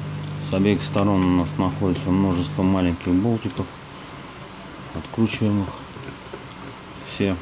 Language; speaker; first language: Russian; native; Russian